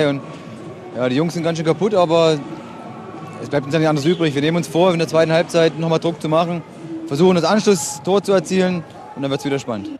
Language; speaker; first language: German; native; German